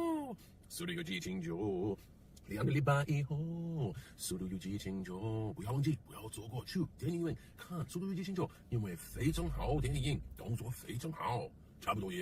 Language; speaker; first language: Chinese; non-native, learner; English